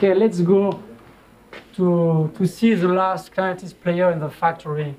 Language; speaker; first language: English; non-native, fluent; French